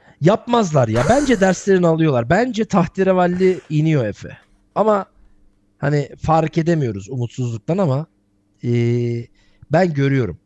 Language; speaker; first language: Turkish; native; Turkish